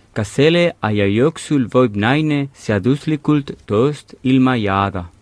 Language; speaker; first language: Estonian; non-native, fluent; Spanish